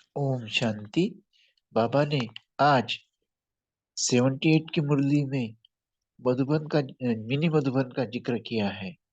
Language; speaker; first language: Hindi; non-native, local second language; Marathi